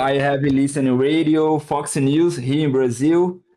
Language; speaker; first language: English; non-native, learner; Portuguese